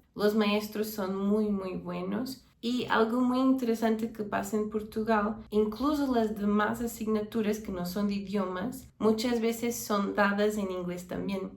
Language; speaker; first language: Spanish; non-native, fluent; Portuguese